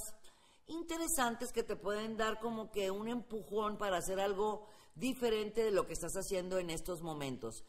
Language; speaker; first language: Spanish; native; Spanish